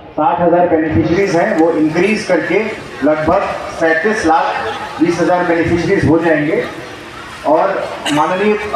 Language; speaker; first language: Hindi; non-native, local second language; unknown